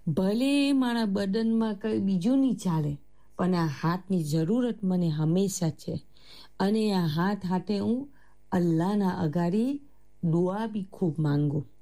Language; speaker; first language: Gujarati; early bilingual, heritage; Gujarati